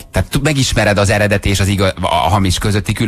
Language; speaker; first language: Hungarian; native; Hungarian